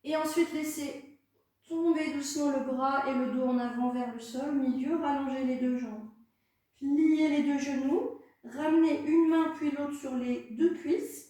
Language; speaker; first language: French; native; French